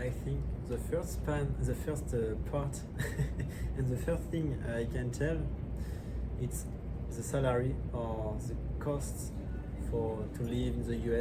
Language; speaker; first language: English; non-native, learner; French